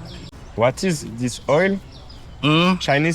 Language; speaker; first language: English; non-native, learner; French